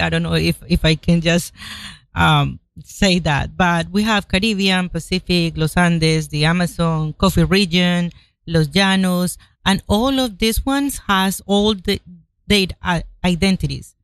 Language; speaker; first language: English; non-native, fluent; Spanish